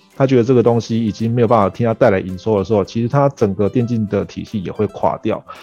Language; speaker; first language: Chinese; early bilingual, heritage; Chinese